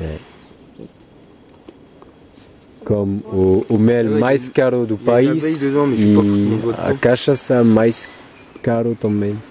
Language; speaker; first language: Portuguese; non-native, learner; French